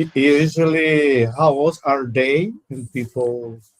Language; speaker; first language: English; non-native, learner; Portuguese